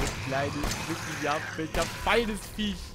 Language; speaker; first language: German; native; German